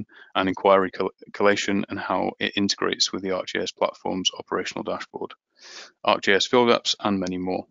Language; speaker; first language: English; native; English